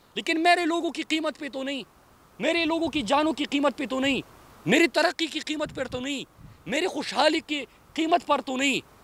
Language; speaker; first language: Urdu; non-native, local second language; Pashto